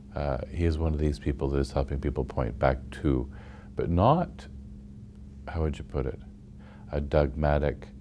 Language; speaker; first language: English; native; English